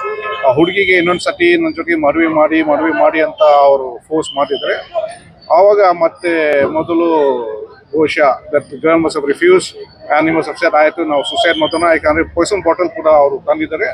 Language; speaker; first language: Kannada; non-native, local second language; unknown